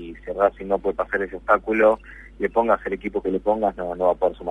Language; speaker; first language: Spanish; native; Spanish